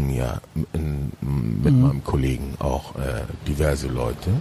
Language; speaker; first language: German; native; German